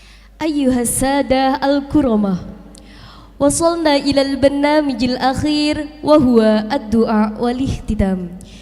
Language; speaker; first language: Arabic; non-native, learner; Indonesian